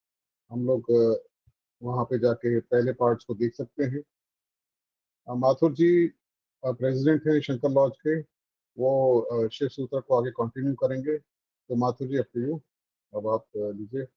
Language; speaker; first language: Hindi; native; Hindi